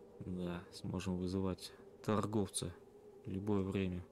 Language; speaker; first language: Russian; native; Russian